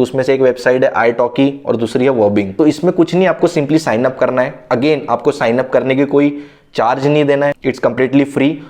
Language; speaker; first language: Hindi; non-native, local second language; Marathi